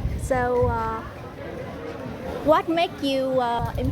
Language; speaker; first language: English; non-native, learner; Vietnamese